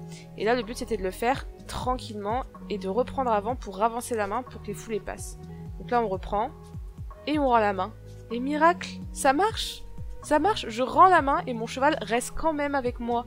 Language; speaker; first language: French; native; French